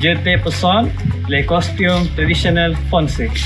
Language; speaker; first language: French; non-native, learner; Malay